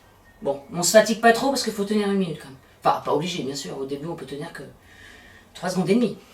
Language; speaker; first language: French; native; French